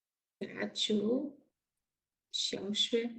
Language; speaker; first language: Chinese; non-native, learner; Portuguese